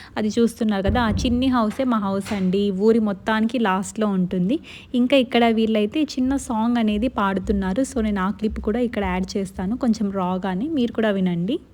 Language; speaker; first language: Telugu; non-native, local second language; Lambadi